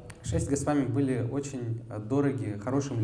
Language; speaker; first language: Russian; native; Russian